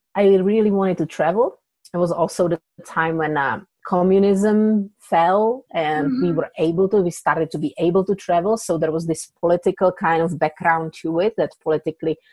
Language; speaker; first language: English; non-native, fluent; Czech